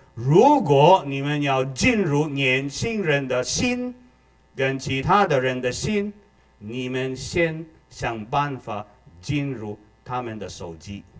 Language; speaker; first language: Chinese; non-native, fluent; Filipino